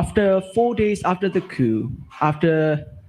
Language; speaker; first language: English; non-native, fluent; Burmese